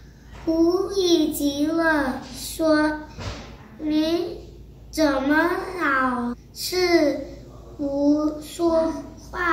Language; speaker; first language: Chinese; early bilingual, heritage; Chinese